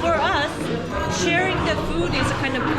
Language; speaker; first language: English; non-native, learner; Korean